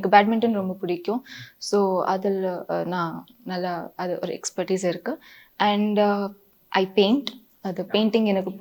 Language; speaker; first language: Tamil; non-native, fluent; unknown